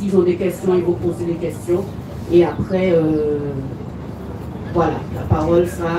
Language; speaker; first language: French; native; French